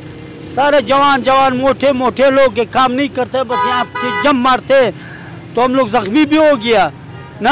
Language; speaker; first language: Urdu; non-native, local second language; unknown